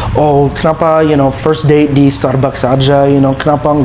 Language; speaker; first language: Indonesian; non-native, learner; English